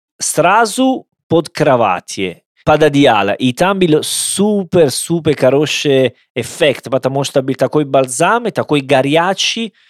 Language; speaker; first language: Russian; non-native, learner; Italian